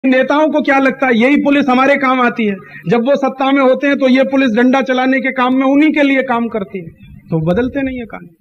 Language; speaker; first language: Hindi; native; Hindi